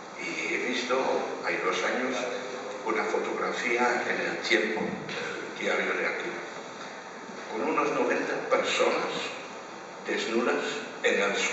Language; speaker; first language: Spanish; non-native, fluent; Dutch